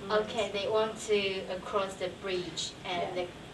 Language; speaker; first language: English; non-native, learner; Chinese